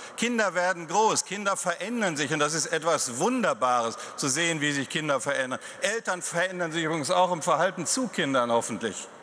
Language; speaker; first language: German; native; German